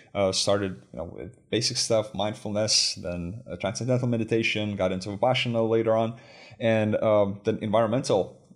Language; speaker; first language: English; non-native, fluent; Lithuanian